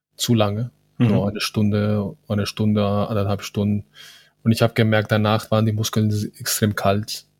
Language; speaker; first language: German; non-native, fluent; Spanish